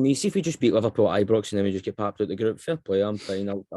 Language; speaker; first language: English; native; English